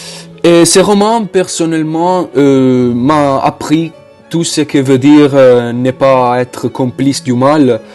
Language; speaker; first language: French; non-native, learner; Italian